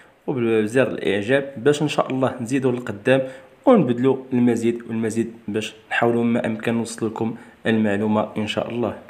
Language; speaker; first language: Arabic; native; Arabic